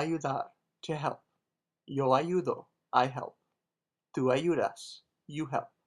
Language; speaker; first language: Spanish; non-native, fluent; English